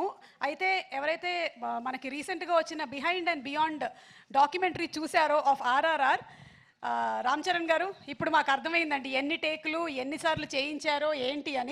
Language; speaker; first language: Telugu; native; Telugu